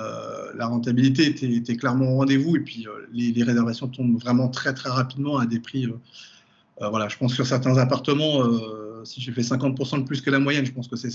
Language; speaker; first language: French; native; French